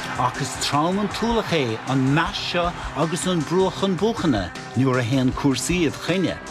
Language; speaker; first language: Irish; native; Irish